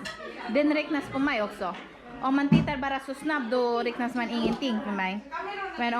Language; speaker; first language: Swedish; non-native, fluent; Cebuano